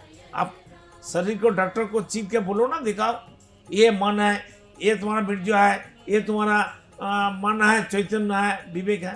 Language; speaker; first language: Hindi; non-native, local second language; Bangla